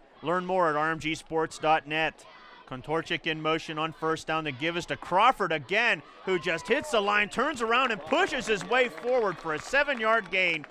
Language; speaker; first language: English; native; English